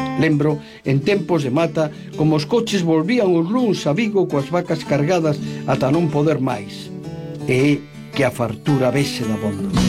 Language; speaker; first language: Galician; native; Galician